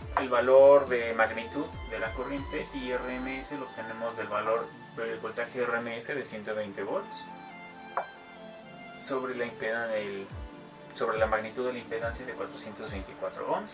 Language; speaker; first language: Spanish; native; Spanish